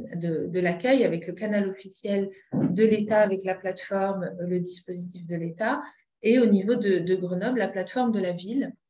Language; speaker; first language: French; native; French